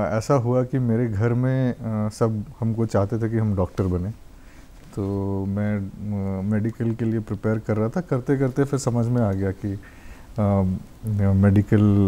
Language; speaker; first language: Hindi; non-native, local second language; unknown